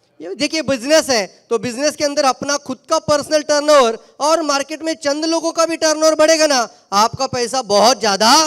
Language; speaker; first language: Hindi; non-native, local second language; Marathi